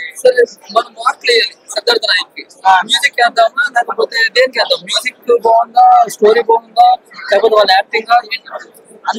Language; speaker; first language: Telugu; native; Telugu